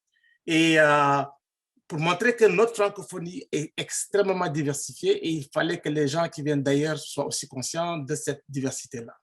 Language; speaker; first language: French; non-native, local second language; Fula